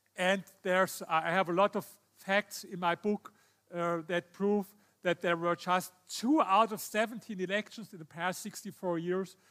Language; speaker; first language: English; non-native, fluent; German